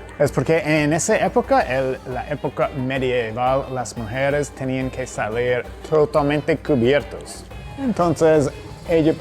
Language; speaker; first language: Spanish; non-native, fluent; English